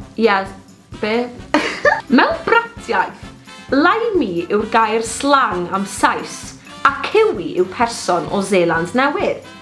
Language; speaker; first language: Welsh; native; Welsh